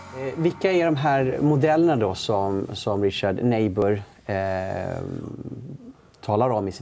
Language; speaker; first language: Swedish; native; Swedish